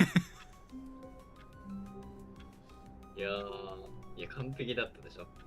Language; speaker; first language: Japanese; native; Japanese